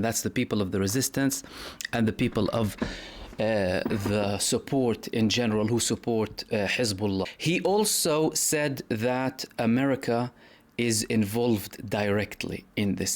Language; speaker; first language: English; non-native, fluent; Arabic